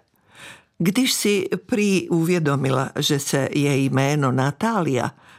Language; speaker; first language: Czech; non-native, fluent; Serbian